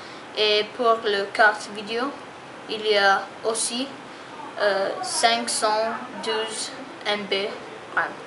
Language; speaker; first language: French; non-native, learner; English